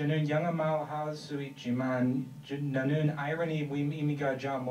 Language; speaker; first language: Korean; non-native, learner; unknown